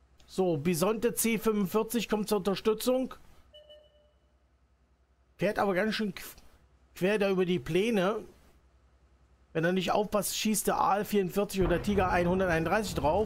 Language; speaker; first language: German; native; German